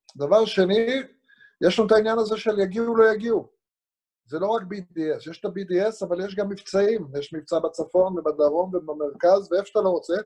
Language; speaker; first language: Hebrew; native; Hebrew